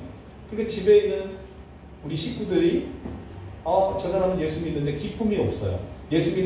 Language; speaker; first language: Korean; native; Korean